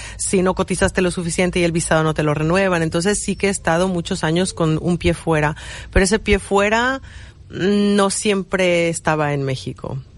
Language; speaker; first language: Spanish; native; Spanish